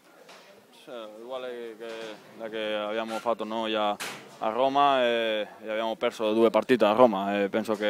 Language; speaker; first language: Italian; non-native, learner; Spanish